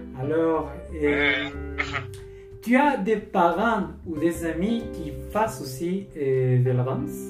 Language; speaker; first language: French; non-native, learner; Spanish